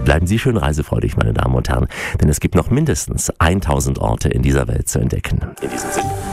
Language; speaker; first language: German; native; German